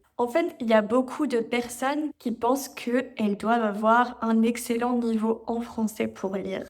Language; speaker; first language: French; native; French